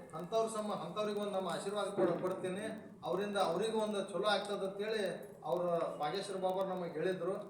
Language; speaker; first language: Kannada; non-native, local second language; Lambadi